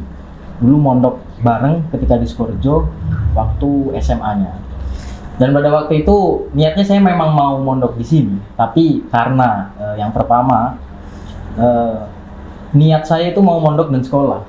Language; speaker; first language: Indonesian; non-native, local second language; Javanese